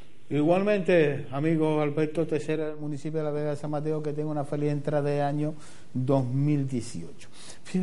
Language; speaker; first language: Spanish; native; Spanish